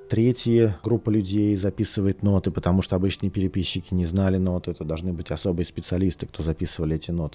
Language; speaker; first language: Russian; native; Russian